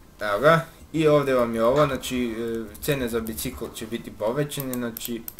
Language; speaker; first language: Serbian; early bilingual, heritage; Bosnian